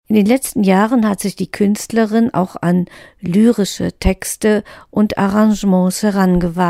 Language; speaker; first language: German; native; German